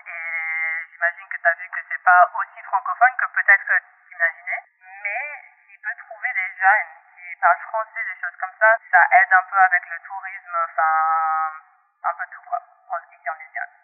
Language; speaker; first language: French; non-native, local second language; English